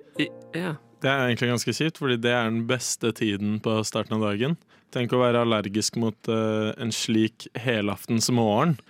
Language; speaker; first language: Norwegian; native; Norwegian